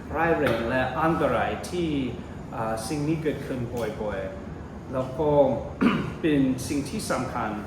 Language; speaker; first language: Thai; non-native, fluent; English